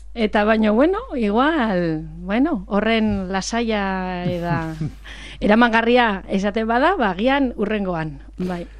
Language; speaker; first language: Basque; non-native, local second language; Spanish